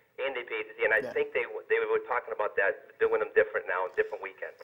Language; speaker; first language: English; native; English